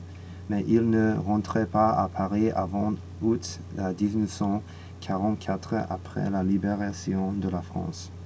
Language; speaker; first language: French; non-native, learner; English